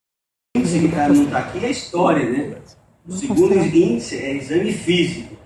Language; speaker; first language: Portuguese; native; Portuguese